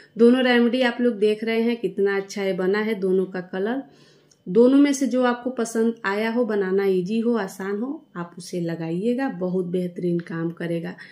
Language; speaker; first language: Hindi; native; Hindi